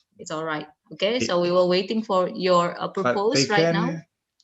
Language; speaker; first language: English; non-native, fluent; Indonesian